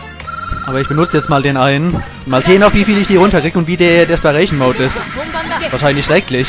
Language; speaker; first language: German; native; German